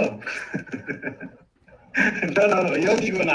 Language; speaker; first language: Spanish; non-native, fluent; Arabic